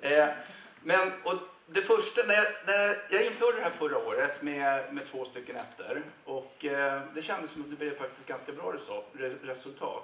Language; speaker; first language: Swedish; native; Swedish